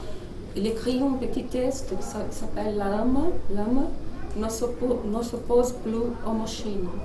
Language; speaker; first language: French; non-native, learner; Portuguese